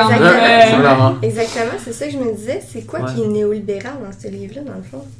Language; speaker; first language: French; native; French